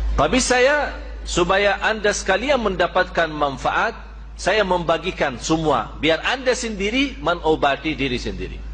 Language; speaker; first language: Malay; non-native, fluent; Arabic